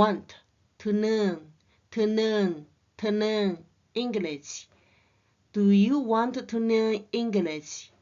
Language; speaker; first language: English; non-native, learner; Chinese